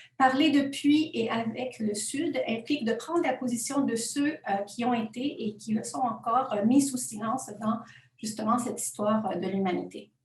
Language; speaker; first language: French; non-native, fluent; Spanish